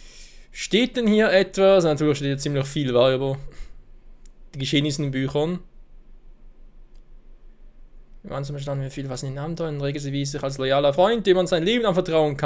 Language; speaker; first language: German; native; German